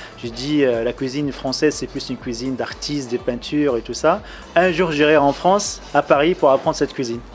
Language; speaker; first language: French; non-native, fluent; Arabic